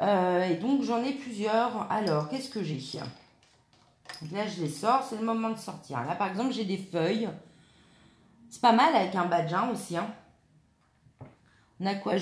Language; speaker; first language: French; native; French